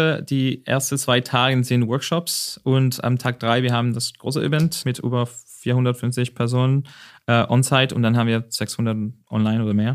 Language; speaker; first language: German; non-native, fluent; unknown